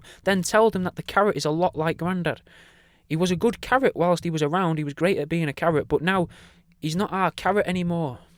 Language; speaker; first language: English; native; English